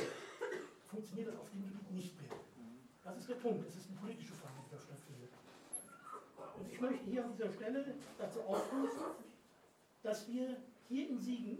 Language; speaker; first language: German; native; German